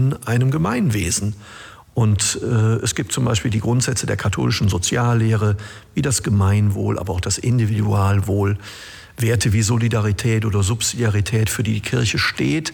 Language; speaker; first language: German; native; German